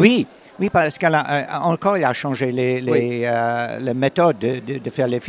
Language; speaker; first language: French; non-native, learner; English